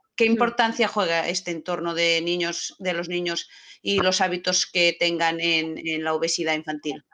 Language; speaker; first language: Spanish; non-native, local second language; Catalan